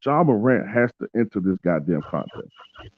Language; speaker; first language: English; native; English